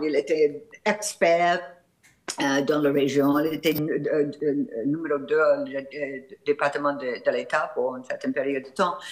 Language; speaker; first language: French; non-native, fluent; English